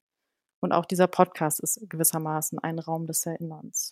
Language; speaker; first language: German; native; German